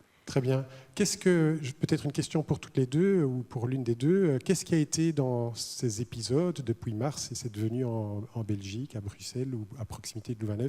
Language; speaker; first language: French; native; French